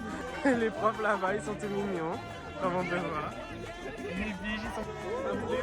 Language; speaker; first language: French; native; French